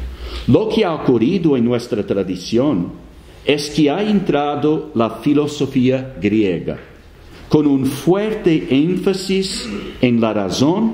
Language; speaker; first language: Spanish; non-native, fluent; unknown